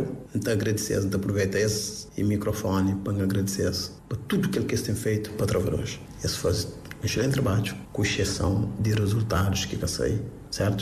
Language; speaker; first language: Portuguese; non-native, local second language; Kabuverdianu